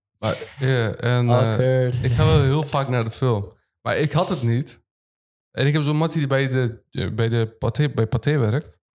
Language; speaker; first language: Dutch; early bilingual, other home language; Turkish